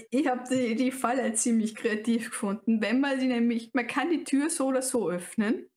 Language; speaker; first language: German; native; German